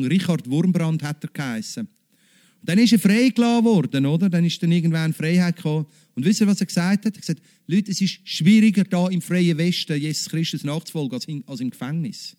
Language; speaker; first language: German; native; German